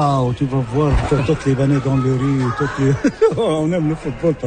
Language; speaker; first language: French; non-native, local second language; Arabic